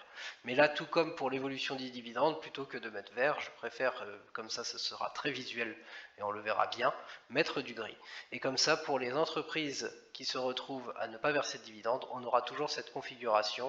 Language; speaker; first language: French; native; French